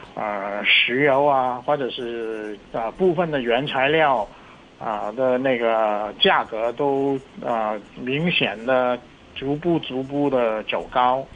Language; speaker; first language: Chinese; non-native, local second language; Cantonese